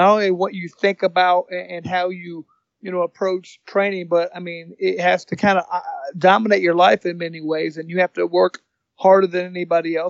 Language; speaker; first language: English; native; English